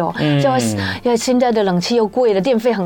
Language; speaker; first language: Chinese; native; Chinese